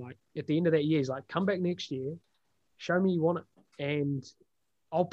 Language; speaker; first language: English; native; English